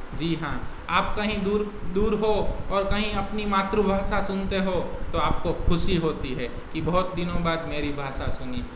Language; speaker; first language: Hindi; non-native, local second language; Gujarati